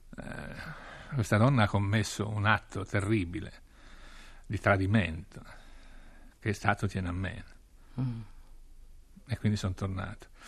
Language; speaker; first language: Italian; native; Italian